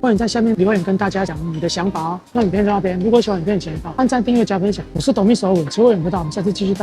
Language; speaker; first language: Chinese; native; Chinese